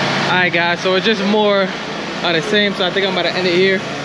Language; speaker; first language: English; native; English